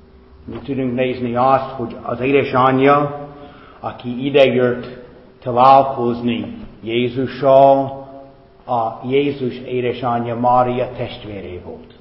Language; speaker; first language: Hungarian; non-native, fluent; English